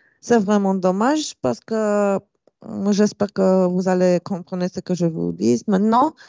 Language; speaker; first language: French; non-native, fluent; Romanian